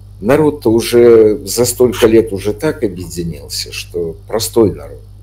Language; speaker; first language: Russian; native; Russian